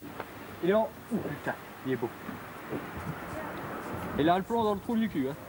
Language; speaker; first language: French; native; French